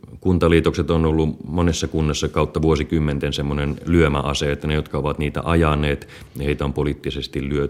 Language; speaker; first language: Finnish; native; Finnish